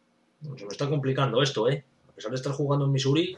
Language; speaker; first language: Spanish; native; Spanish